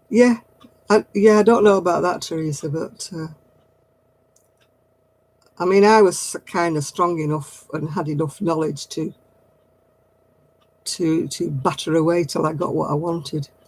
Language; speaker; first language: English; native; English